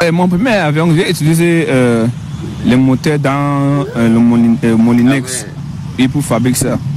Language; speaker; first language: French; non-native, learner; English